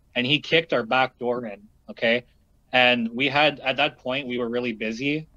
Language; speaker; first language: English; native; English